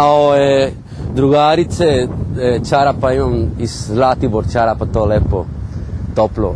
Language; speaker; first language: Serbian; non-native, learner; Spanish